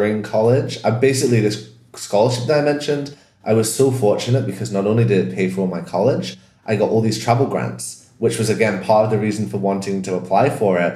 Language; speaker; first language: English; native; English